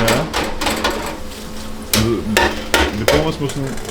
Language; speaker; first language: German; native; German